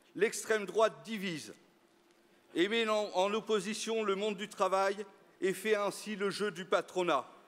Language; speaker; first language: French; native; French